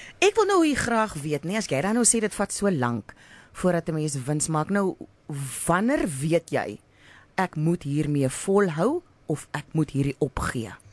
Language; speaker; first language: Afrikaans; native; Afrikaans